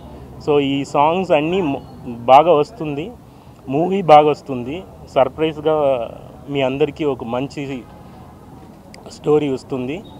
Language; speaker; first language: Telugu; non-native, fluent; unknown